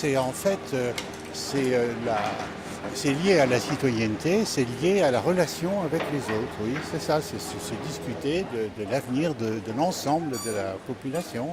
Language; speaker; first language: French; native; French